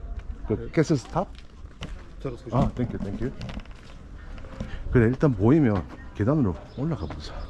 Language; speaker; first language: Korean; native; Korean